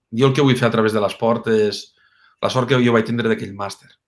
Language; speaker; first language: Catalan; native; Catalan